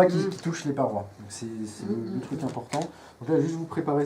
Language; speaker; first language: French; native; French